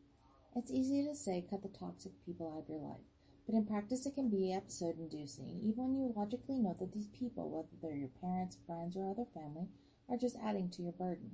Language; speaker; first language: English; native; English